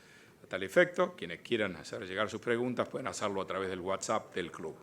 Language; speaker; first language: Spanish; native; Spanish